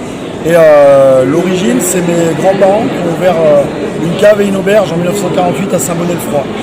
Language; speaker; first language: French; native; French